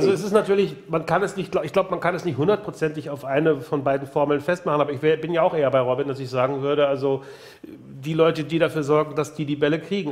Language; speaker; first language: German; native; German